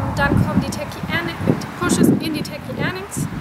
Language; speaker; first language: German; native; German